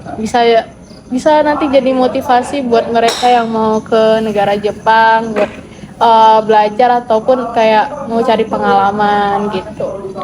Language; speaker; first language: Indonesian; native; Indonesian